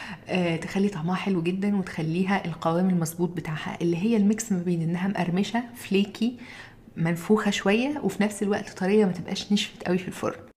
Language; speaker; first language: Arabic; native; Arabic